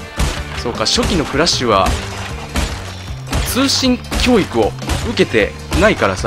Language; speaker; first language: Japanese; native; Japanese